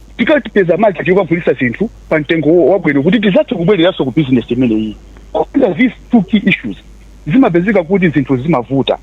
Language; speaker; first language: Nyanja; native; Nyanja